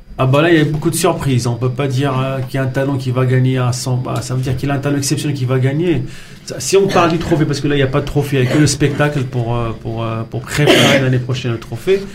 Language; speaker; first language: French; non-native, local second language; Arabic